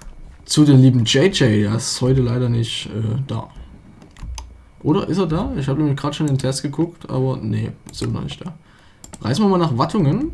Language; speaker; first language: German; native; German